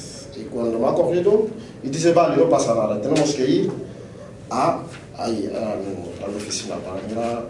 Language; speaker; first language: Spanish; non-native, local second language; French